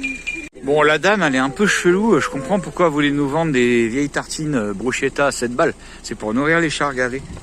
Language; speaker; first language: French; native; French